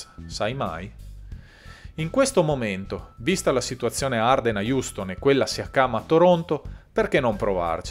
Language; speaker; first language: Italian; native; Italian